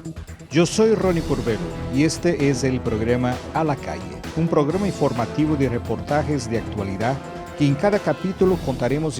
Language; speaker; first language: Spanish; non-native, fluent; Portuguese